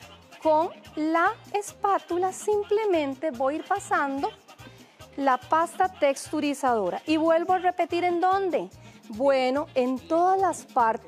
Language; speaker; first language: Spanish; native; Spanish